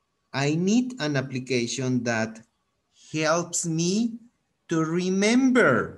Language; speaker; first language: English; non-native, fluent; Spanish